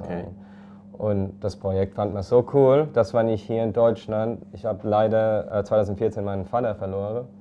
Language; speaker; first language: German; early bilingual, heritage; English